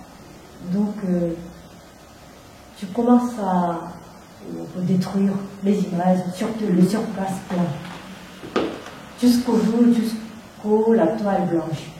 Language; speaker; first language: French; non-native, fluent; Korean